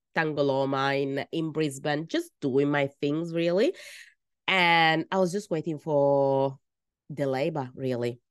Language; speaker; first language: English; non-native, fluent; Italian